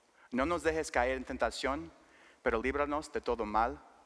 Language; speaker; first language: Spanish; early bilingual, other home language; English